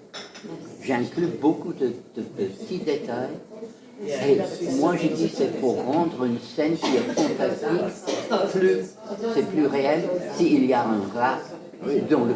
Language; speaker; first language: French; non-native, fluent; English